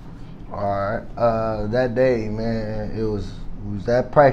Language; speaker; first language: English; native; English